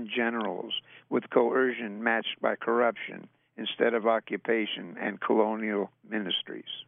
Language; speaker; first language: English; native; English